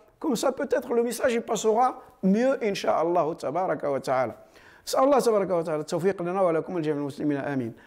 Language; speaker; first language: French; non-native, fluent; Arabic